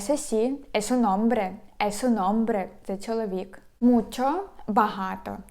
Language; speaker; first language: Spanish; non-native, fluent; Ukrainian